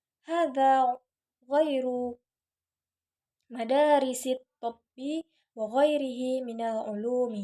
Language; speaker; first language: Arabic; non-native, learner; Indonesian